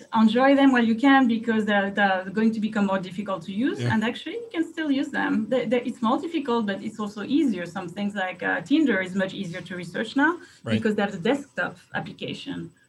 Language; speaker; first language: English; non-native, fluent; French